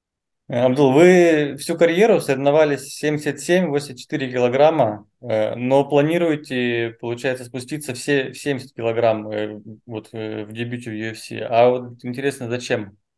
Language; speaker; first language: Russian; native; Russian